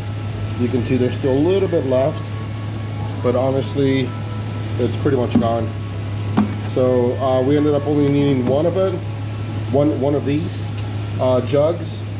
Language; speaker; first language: English; native; English